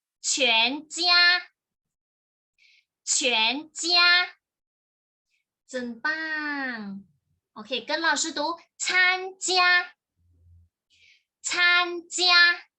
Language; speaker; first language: Chinese; non-native, fluent; Thai